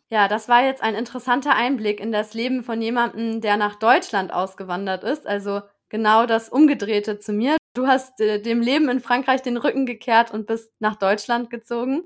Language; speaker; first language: German; native; German